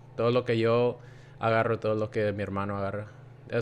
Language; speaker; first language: Spanish; early bilingual, heritage; Spanish